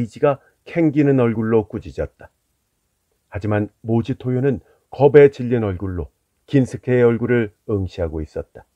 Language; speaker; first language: Korean; native; Korean